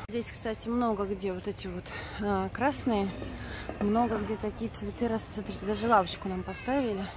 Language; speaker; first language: Russian; native; Russian